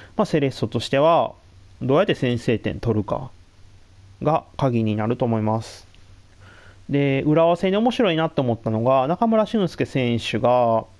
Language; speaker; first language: Japanese; native; Japanese